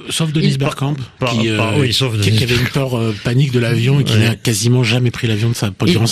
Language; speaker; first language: French; native; French